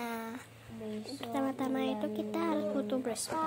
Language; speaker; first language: Indonesian; native; Indonesian